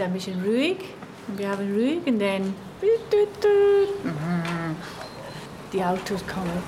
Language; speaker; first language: German; non-native, learner; English